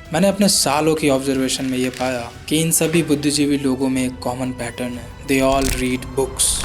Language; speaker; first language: Hindi; non-native, local second language; Bhojpuri